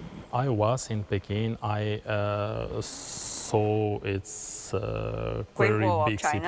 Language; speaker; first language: English; non-native, learner; Kazakh